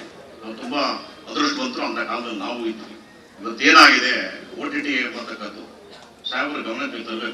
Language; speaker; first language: Kannada; native; Kannada